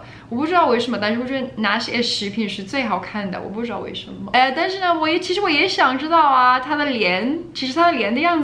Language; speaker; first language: Chinese; non-native, fluent; English